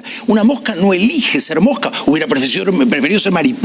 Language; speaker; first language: Spanish; native; Spanish